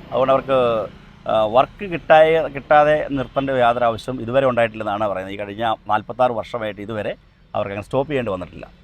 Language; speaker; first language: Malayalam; native; Malayalam